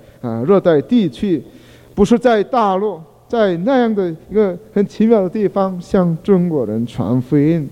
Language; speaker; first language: Chinese; non-native, fluent; Korean